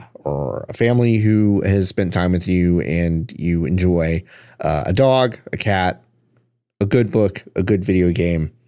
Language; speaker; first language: English; native; English